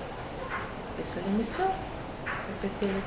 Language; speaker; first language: French; non-native, learner; English